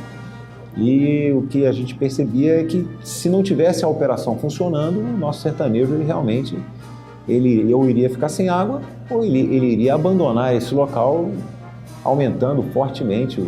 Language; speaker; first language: Portuguese; native; Portuguese